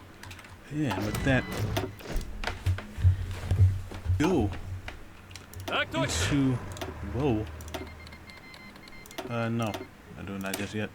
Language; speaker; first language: English; native; English